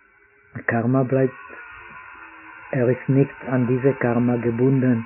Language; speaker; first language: German; non-native, fluent; Czech